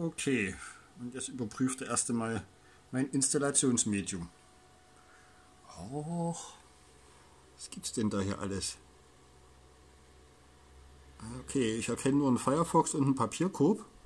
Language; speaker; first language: German; native; German